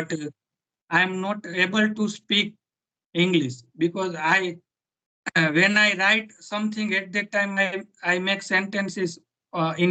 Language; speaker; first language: English; non-native, learner; Gujarati